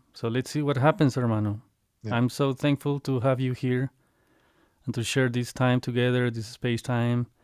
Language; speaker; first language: English; non-native, fluent; Spanish